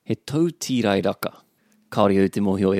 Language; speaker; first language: Māori; non-native, learner; English